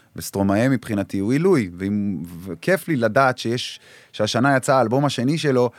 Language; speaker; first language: Hebrew; early bilingual, other home language; Arabic